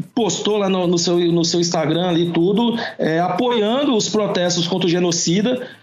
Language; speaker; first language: Portuguese; native; Portuguese